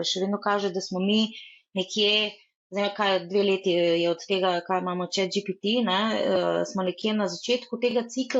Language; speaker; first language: Slovenian; native; Slovenian